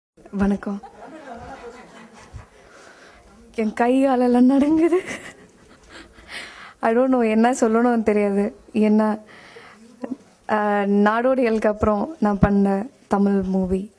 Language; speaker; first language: Tamil; non-native, fluent; Malayalam